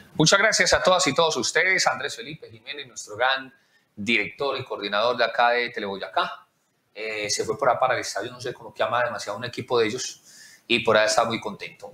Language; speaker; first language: Spanish; native; Spanish